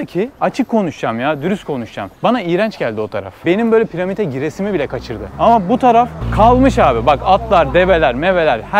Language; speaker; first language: Turkish; native; Turkish